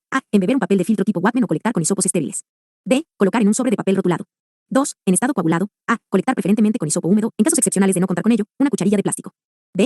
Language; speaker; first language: Spanish; native; Spanish